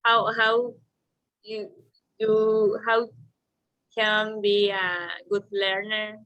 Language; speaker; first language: English; non-native, learner; Spanish